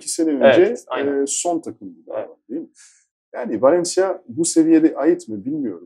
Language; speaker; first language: Turkish; non-native, fluent; French